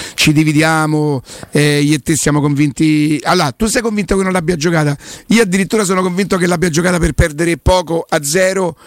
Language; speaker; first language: Italian; native; Italian